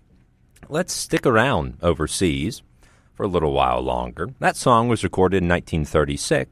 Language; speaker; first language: English; native; English